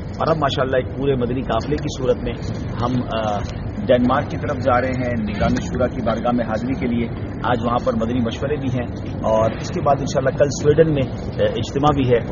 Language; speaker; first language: Urdu; native; Urdu